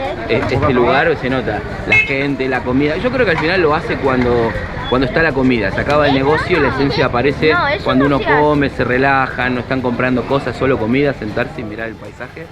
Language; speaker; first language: Spanish; native; Spanish